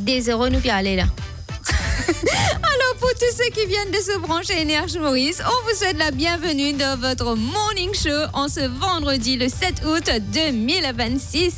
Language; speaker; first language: French; non-native, local second language; Morisyen